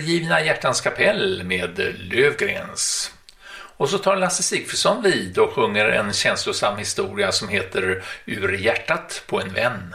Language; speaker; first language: Swedish; native; Swedish